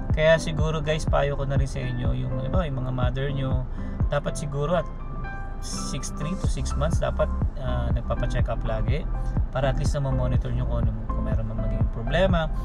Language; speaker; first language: Filipino; native; Filipino